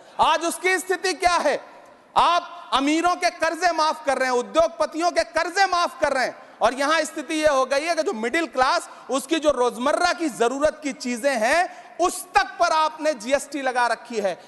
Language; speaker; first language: Hindi; native; Hindi